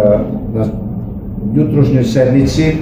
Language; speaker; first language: Serbian; native; Serbian